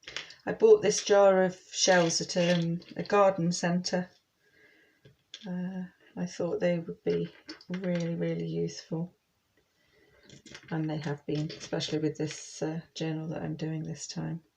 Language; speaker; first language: English; native; English